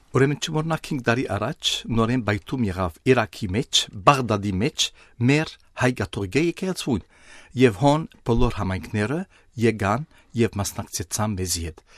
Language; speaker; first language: Armenian; early bilingual, heritage; Armenian